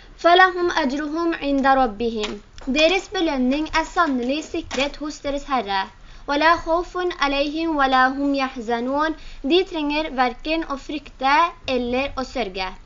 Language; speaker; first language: Norwegian; early bilingual, other home language; Urdu